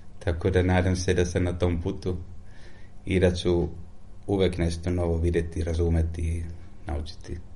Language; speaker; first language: Serbian; non-native, fluent; Finnish